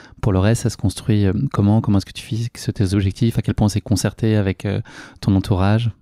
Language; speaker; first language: French; native; French